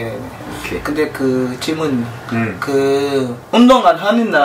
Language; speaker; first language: Korean; non-native, learner; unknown